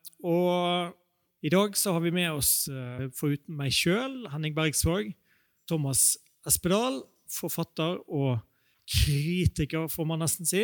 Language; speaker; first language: Norwegian; native; Norwegian